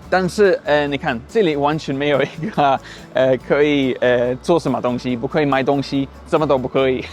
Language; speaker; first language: Chinese; non-native, fluent; Swedish